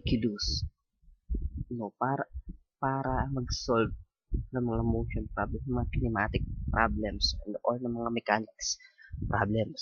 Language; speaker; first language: Filipino; native; Filipino